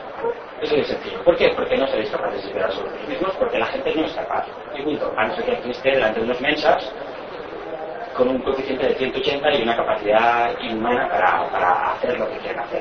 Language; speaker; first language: Spanish; native; Spanish